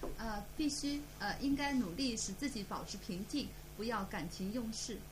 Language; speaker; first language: Chinese; native; Chinese